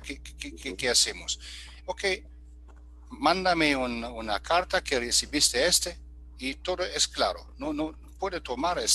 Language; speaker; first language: Spanish; non-native, fluent; German